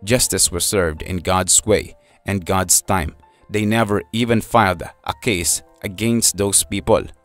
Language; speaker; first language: English; non-native, local second language; Filipino